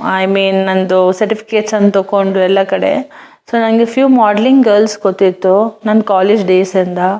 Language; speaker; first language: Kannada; early bilingual, other home language; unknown